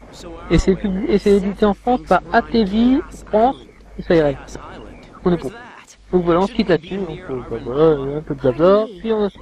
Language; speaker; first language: French; native; French